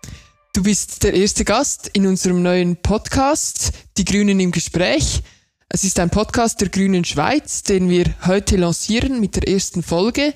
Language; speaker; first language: German; native; German